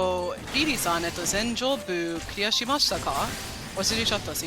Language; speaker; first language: Japanese; non-native, fluent; English